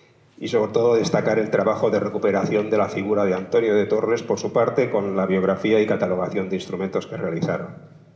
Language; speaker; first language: Spanish; native; Spanish